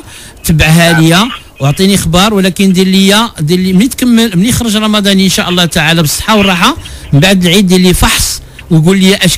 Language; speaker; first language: Arabic; native; Arabic